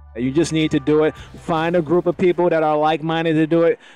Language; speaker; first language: English; native; English